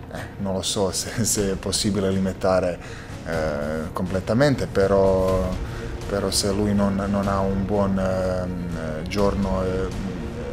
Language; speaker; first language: Italian; non-native, learner; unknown